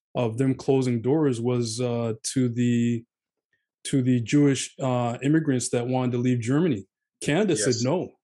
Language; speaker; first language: English; native; English